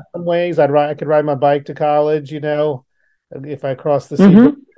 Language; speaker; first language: English; native; English